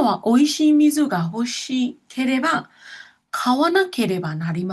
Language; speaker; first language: Japanese; non-native, fluent; Burmese